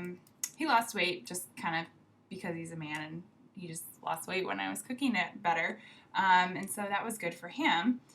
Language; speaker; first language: English; native; English